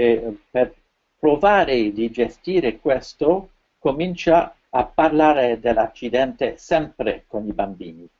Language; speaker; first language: Italian; non-native, fluent; French